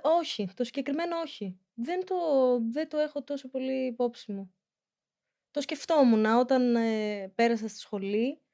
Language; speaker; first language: Greek; native; Greek